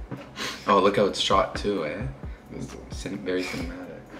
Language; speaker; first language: English; native; English